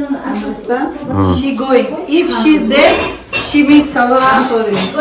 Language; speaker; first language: English; non-native, learner; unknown